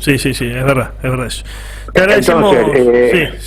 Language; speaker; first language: Spanish; native; Spanish